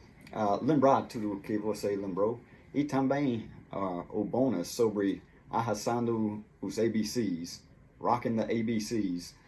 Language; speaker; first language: Portuguese; non-native, fluent; English